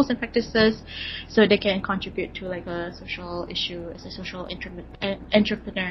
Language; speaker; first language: English; non-native, local second language; Malay